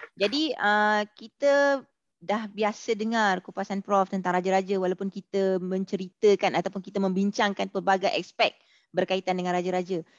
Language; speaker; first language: Malay; native; Malay